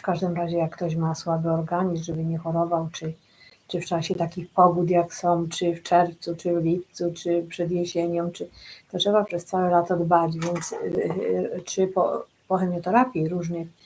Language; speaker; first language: Polish; native; Polish